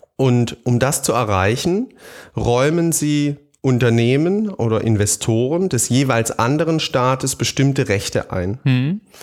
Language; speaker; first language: German; native; German